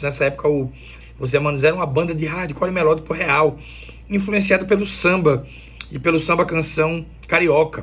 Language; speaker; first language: Portuguese; native; Portuguese